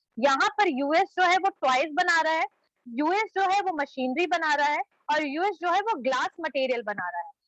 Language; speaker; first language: Hindi; native; Hindi